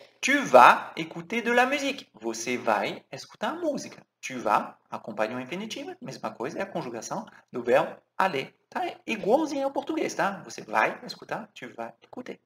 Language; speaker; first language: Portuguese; non-native, fluent; French